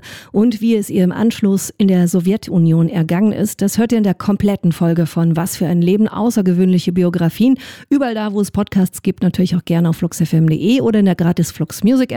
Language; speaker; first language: German; native; German